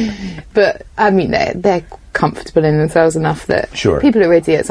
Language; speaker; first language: English; native; English